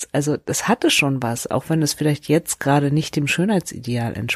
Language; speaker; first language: German; native; German